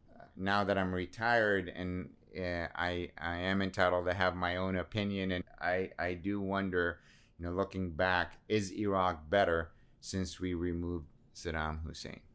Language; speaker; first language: English; early bilingual, other home language; Assyrian Neo-Aramaic